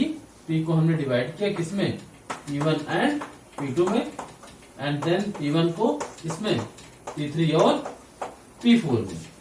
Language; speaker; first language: Hindi; native; Hindi